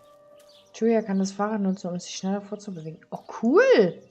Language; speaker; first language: German; native; German